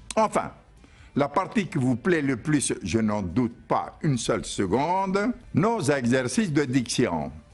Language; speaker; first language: French; native; French